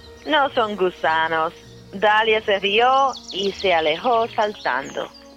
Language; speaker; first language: Spanish; early bilingual, heritage; Spanish